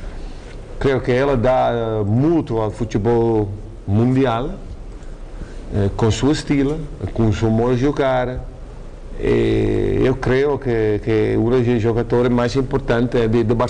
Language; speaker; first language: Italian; non-native, fluent; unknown